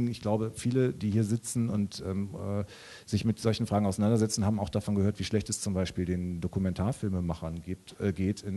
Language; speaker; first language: German; native; German